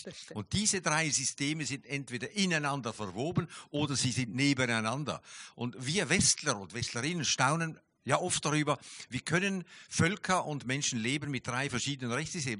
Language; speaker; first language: German; native; German